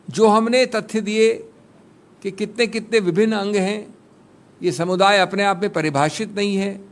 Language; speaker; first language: Hindi; native; Hindi